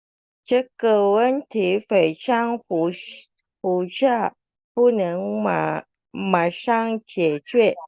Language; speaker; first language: Chinese; non-native, learner; Indonesian